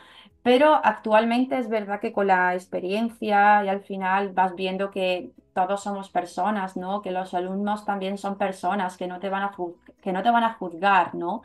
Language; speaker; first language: Spanish; native; Spanish